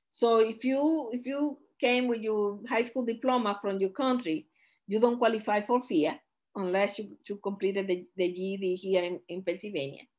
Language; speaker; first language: English; non-native, fluent; Spanish